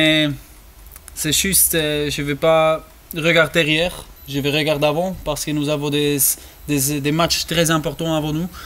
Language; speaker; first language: French; non-native, learner; German